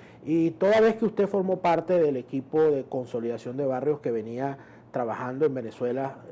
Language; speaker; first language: Spanish; native; Spanish